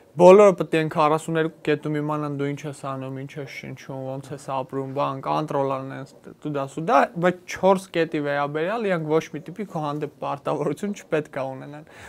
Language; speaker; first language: Armenian; native; Armenian